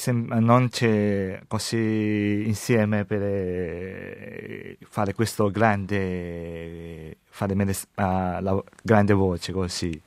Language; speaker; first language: Italian; non-native, learner; Chinese